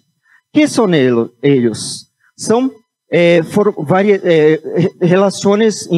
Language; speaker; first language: Spanish; non-native, fluent; Portuguese